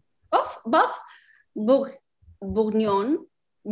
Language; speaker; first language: French; non-native, learner; Spanish